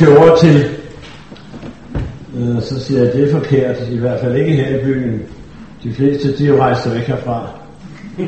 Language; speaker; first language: Danish; native; Danish